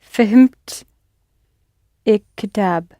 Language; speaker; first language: Arabic; non-native, learner; English